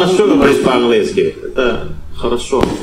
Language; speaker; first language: Russian; non-native, learner; Indonesian